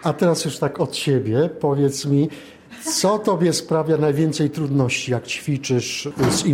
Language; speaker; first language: Polish; native; Polish